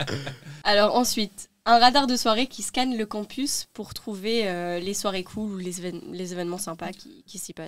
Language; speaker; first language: French; native; French